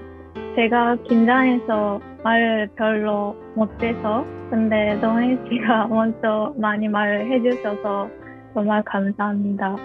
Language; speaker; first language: Korean; non-native, learner; Japanese